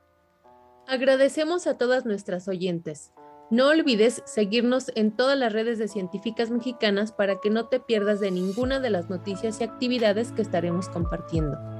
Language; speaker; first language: Spanish; native; Spanish